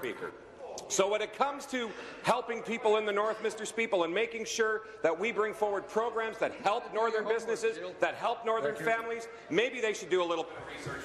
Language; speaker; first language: English; native; English